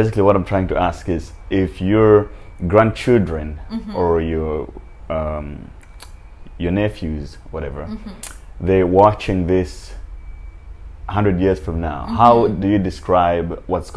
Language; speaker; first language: English; non-native, local second language; Nyanja